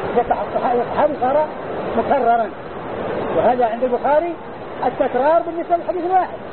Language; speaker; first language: Arabic; native; Arabic